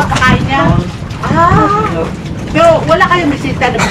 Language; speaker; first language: Filipino; non-native, local second language; Cebuano